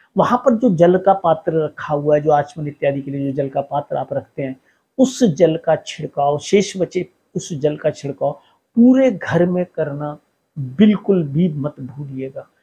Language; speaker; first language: Hindi; native; Hindi